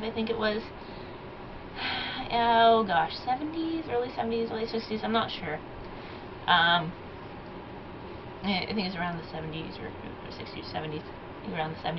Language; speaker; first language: English; native; English